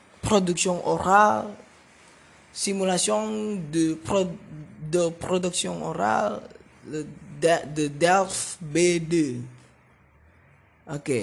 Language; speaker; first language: French; non-native, learner; Indonesian